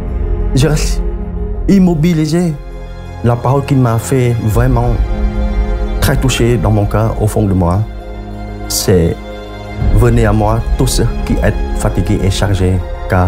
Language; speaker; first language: French; non-native, learner; Khmer